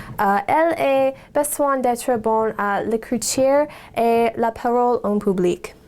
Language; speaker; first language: French; non-native, learner; English